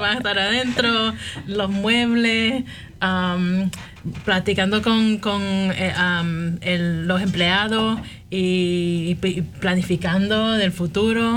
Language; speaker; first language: Spanish; early bilingual, heritage; Spanish